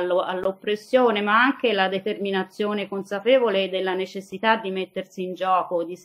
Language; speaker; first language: Italian; native; Italian